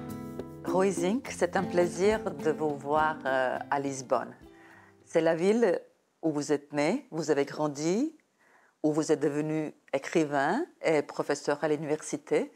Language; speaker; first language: French; non-native, fluent; Serbian